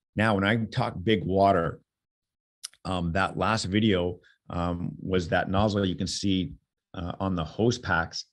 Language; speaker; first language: English; native; English